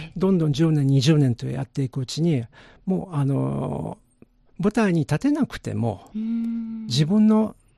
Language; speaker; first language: Japanese; native; Japanese